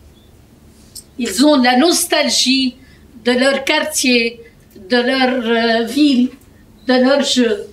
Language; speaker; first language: French; non-native, fluent; Arabic